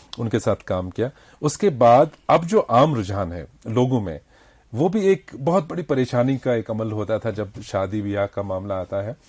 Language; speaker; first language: Hindi; non-native, local second language; Kashmiri